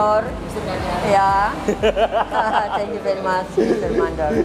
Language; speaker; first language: English; non-native, learner; Thai